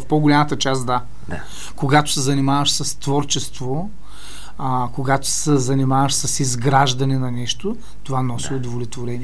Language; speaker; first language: Bulgarian; native; Bulgarian